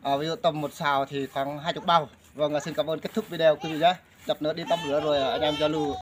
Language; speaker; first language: Vietnamese; non-native, local second language; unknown